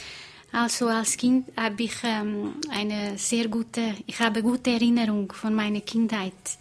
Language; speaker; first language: German; non-native, fluent; Portuguese